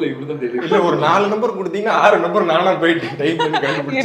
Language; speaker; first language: Tamil; native; Tamil